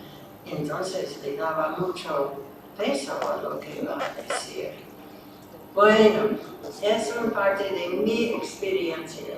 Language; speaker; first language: Spanish; non-native, fluent; English